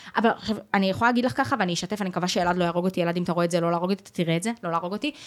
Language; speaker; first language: Hebrew; native; Hebrew